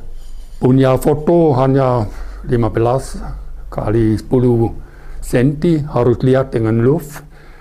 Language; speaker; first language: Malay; non-native, fluent; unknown